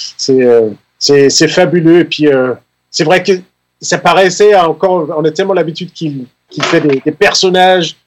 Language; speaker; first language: French; non-native, fluent; Danish